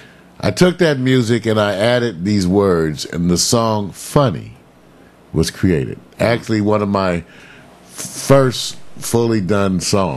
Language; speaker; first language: English; native; English